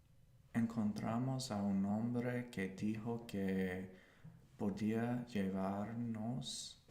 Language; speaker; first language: Spanish; non-native, learner; English